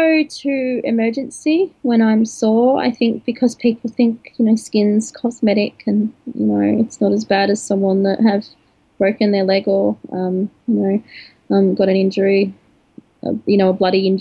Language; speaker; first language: English; native; English